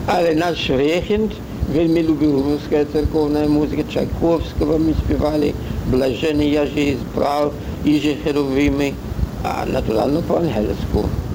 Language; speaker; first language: Russian; non-native, learner; French